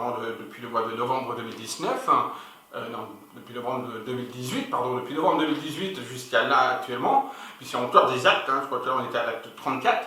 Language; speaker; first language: French; native; French